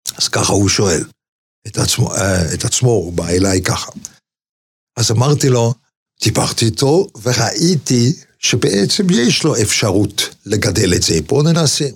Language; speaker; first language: Hebrew; non-native, fluent; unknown